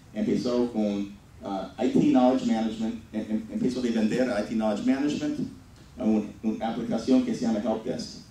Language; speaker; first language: Spanish; non-native, fluent; English